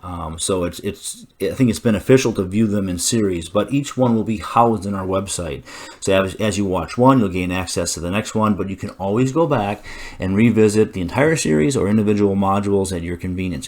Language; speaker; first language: English; native; English